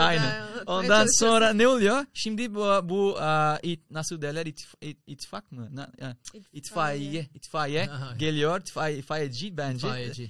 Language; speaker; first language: Turkish; non-native, fluent; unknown